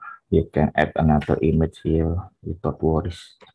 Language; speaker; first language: English; non-native, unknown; Indonesian